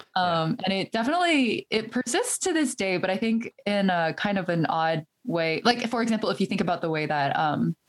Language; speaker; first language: English; early bilingual, other home language; Chinese